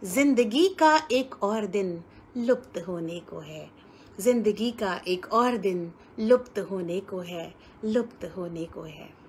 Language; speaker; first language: Hindi; native; Hindi